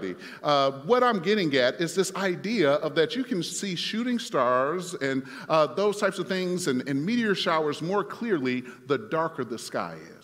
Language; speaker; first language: English; native; English